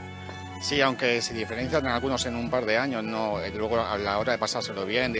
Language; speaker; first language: Spanish; native; Spanish